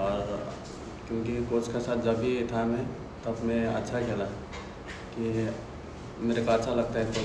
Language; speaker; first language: Hindi; non-native, local second language; Nepali